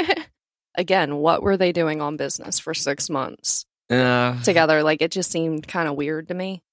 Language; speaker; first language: English; native; English